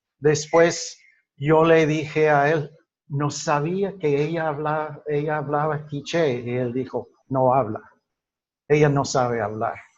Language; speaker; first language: Spanish; non-native, fluent; English